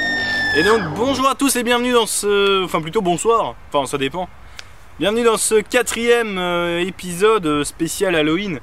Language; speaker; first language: French; native; French